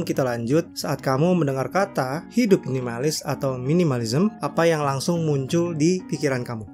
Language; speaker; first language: Indonesian; native; Indonesian